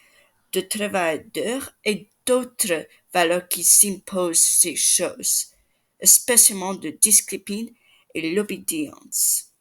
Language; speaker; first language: French; non-native, learner; English